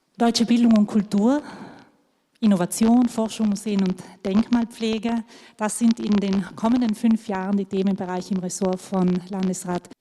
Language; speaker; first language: German; native; German